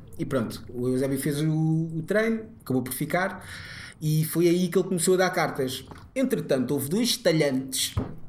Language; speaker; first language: Portuguese; early bilingual, other home language; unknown